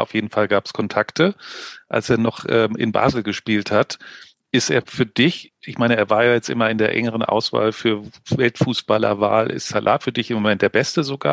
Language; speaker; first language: German; native; German